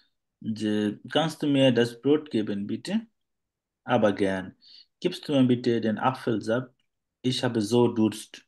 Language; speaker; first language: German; non-native, fluent; Bangla